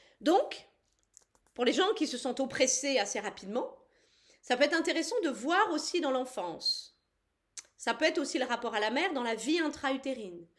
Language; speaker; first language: French; native; French